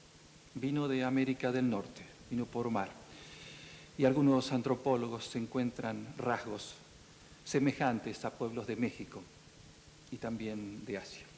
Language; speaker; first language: Spanish; native; Spanish